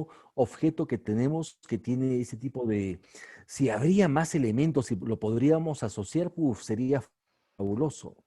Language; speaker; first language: Spanish; native; Spanish